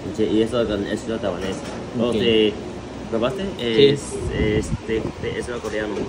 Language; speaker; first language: Spanish; non-native, learner; Chinese